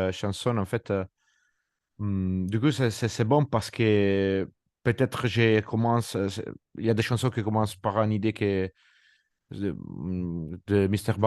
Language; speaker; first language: French; non-native, fluent; Italian